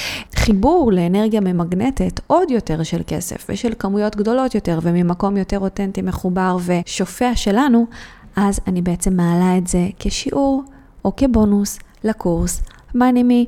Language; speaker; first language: Hebrew; native; Hebrew